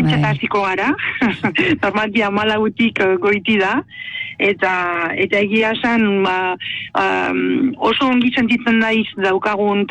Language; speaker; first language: Basque; native; Basque